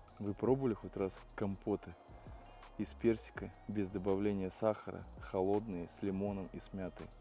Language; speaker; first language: Russian; native; Russian